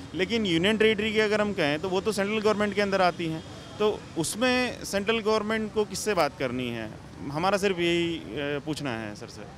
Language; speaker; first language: Hindi; native; Hindi